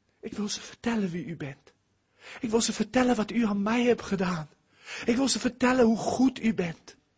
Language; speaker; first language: Dutch; early bilingual, heritage; Dutch